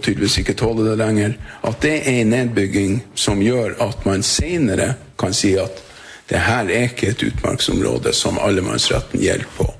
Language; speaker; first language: Norwegian; native; Norwegian